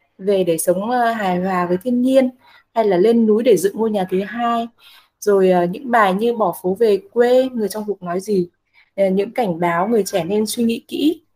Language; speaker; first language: Vietnamese; native; Vietnamese